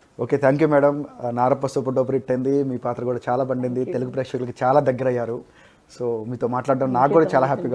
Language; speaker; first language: Telugu; native; Telugu